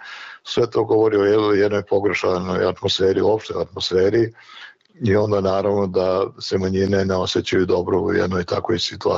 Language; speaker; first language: Croatian; native; Croatian